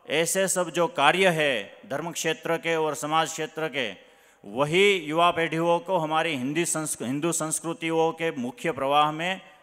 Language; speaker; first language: Hindi; non-native, local second language; Gujarati